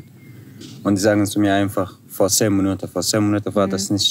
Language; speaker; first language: German; non-native, fluent; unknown